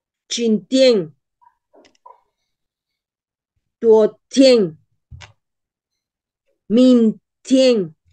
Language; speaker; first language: Chinese; non-native, learner; Spanish